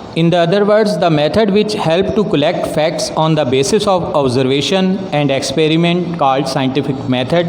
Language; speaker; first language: English; non-native, local second language; Urdu